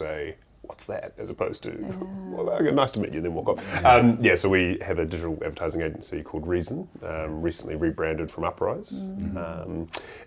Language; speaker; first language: English; native; English